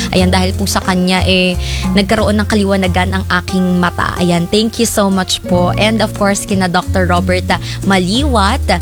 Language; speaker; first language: Filipino; native; Filipino